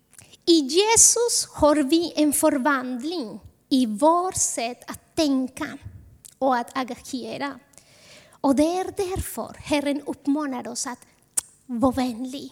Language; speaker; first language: Swedish; non-native, fluent; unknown